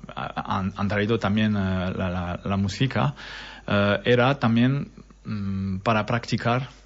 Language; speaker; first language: Spanish; non-native, fluent; French